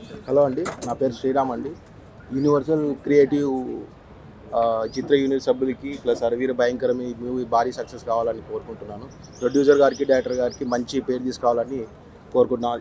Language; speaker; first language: Telugu; native; Telugu